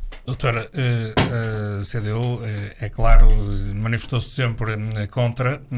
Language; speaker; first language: Portuguese; native; Portuguese